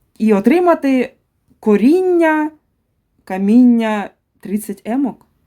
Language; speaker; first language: Ukrainian; native; Ukrainian